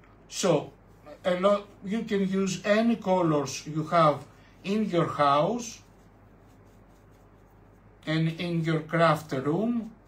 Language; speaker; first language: English; non-native, fluent; Greek